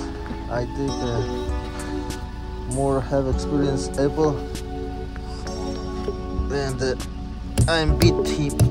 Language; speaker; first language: English; non-native, learner; Russian